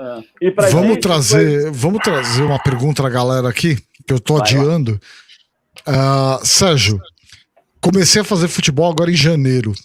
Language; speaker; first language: Portuguese; native; Portuguese